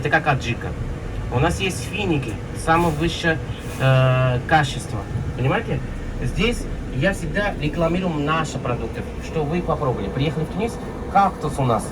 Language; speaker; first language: Russian; non-native, learner; Arabic